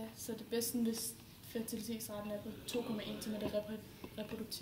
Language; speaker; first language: Danish; native; Danish